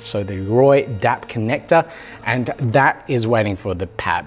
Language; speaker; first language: English; native; English